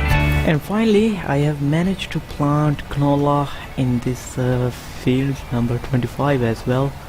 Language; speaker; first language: English; non-native, fluent; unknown